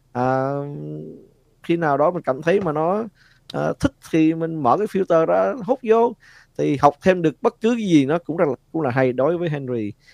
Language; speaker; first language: Vietnamese; early bilingual, heritage; Vietnamese